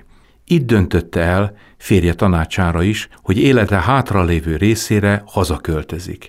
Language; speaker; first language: Hungarian; native; Hungarian